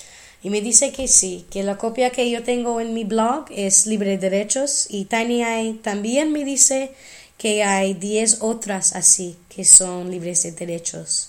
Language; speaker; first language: Spanish; non-native, fluent; English